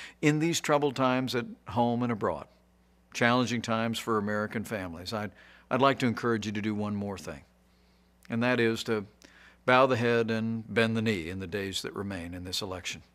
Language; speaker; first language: English; native; English